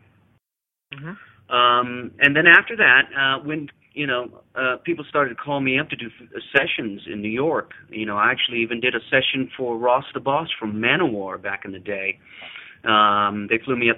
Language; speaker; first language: English; native; English